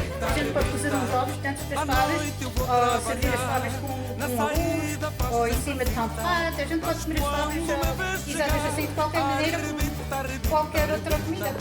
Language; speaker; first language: Portuguese; early bilingual, heritage; Portuguese